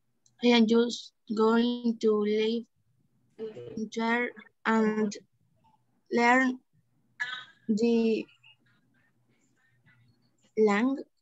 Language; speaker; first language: English; non-native, learner; Spanish